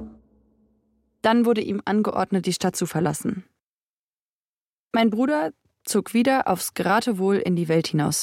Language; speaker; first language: German; native; German